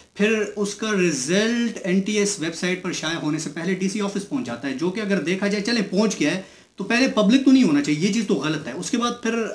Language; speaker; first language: Urdu; native; Urdu